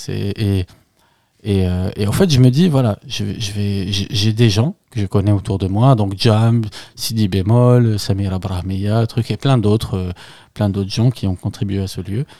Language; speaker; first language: French; non-native, local second language; Arabic